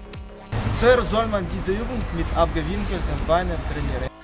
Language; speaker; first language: German; non-native, learner; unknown